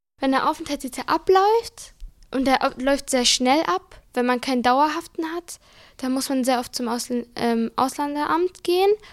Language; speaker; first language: German; early bilingual, other home language; Arabic